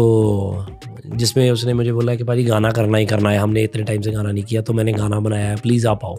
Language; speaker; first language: Hindi; non-native, local second language; Punjabi